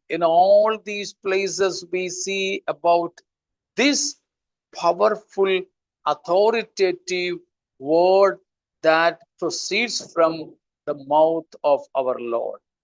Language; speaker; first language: English; non-native, local second language; Malayalam